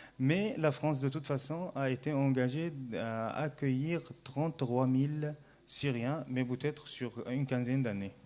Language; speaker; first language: French; non-native, fluent; Arabic